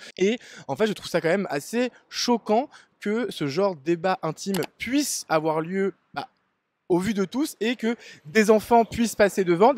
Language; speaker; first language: French; native; French